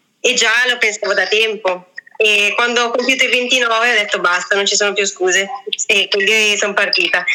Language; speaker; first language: Italian; native; Italian